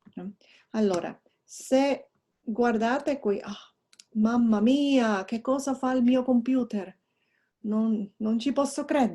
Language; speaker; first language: Italian; non-native, fluent; English